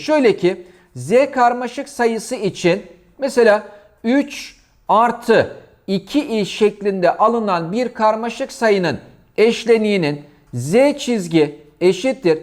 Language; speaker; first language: Turkish; native; Turkish